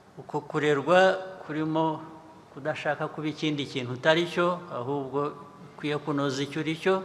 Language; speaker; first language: Kinyarwanda; early bilingual, heritage; Kinyarwanda